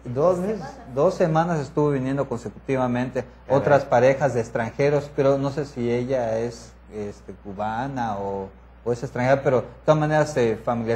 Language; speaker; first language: Spanish; native; Spanish